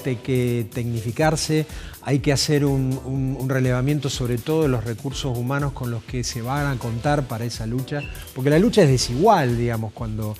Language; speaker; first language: Spanish; native; Spanish